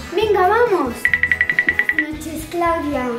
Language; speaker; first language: Spanish; native; Spanish